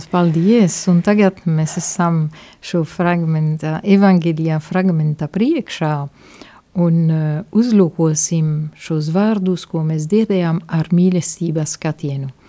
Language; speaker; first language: Latvian; non-native, fluent; Italian